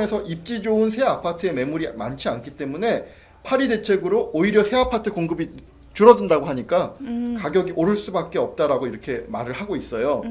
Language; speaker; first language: Korean; native; Korean